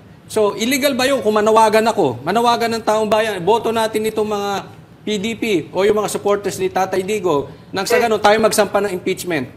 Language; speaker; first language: Filipino; native; Filipino